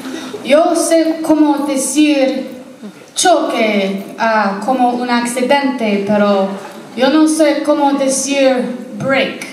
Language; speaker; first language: Spanish; non-native, learner; English